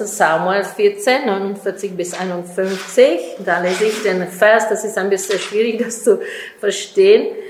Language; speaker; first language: German; non-native, fluent; Czech